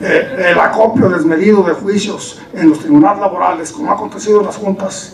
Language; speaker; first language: Spanish; native; Spanish